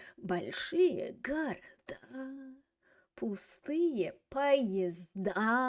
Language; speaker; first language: Russian; non-native, fluent; English